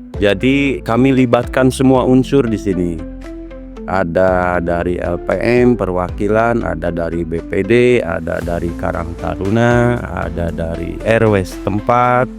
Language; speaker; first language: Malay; non-native, local second language; Sundanese